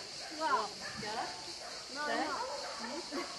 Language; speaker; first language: French; non-native, learner; Greek